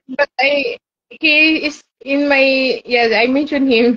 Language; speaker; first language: English; non-native, learner; Bangla